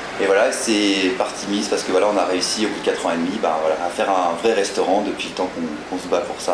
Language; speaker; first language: French; native; French